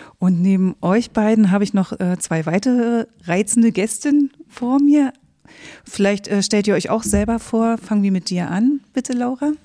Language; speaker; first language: German; native; German